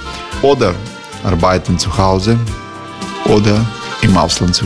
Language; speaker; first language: German; non-native, fluent; Croatian